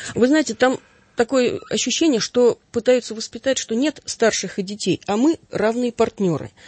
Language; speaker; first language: Russian; native; Russian